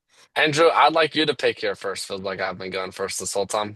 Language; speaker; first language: English; native; English